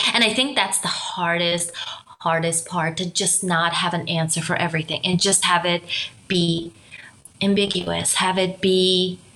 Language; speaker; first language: English; non-native, fluent; Romanian